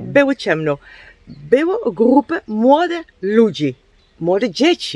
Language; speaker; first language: Polish; non-native, learner; Dutch